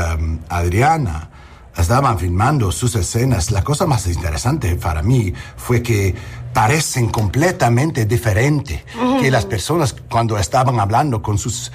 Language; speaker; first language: Spanish; non-native, learner; English